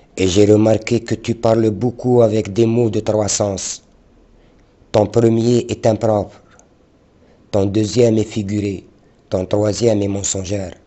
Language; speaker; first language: French; non-native, local second language; Arabic